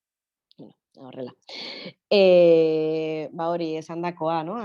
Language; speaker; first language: Basque; non-native, local second language; Spanish